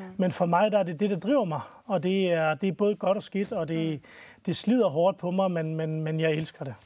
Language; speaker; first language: Danish; early bilingual, other home language; Arabic